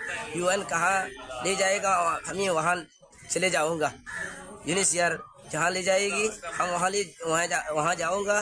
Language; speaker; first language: Hindi; non-native, learner; Rohingya